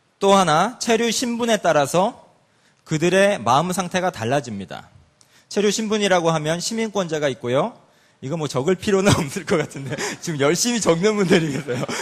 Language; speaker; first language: Korean; early bilingual, other home language; English